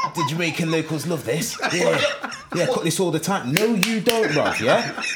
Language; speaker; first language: English; native; English